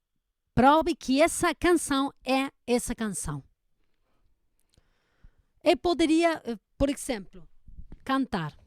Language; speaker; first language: Portuguese; non-native, learner; Spanish